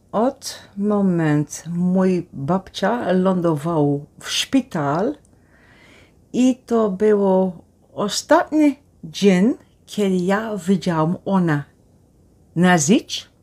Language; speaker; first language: Polish; non-native, learner; Dutch